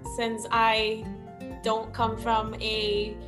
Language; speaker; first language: English; non-native, local second language; Sinhala